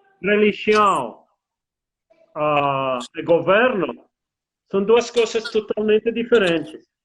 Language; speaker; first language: Portuguese; non-native, fluent; Spanish